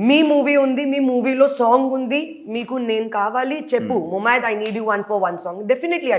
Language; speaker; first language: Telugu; non-native, learner; Hindi